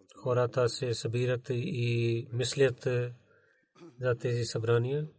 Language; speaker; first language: Bulgarian; non-native, learner; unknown